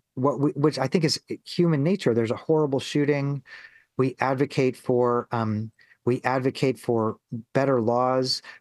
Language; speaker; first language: English; native; English